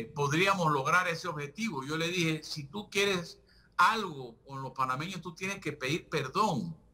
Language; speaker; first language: Spanish; native; Spanish